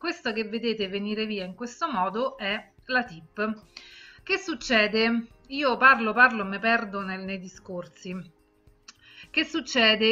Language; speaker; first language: Italian; native; Italian